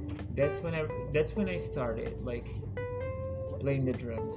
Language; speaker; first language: English; non-native, fluent; Portuguese